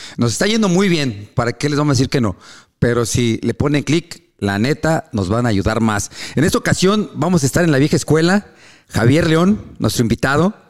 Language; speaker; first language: Spanish; native; Spanish